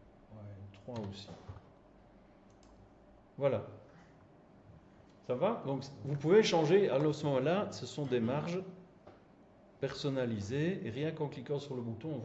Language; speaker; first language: French; native; French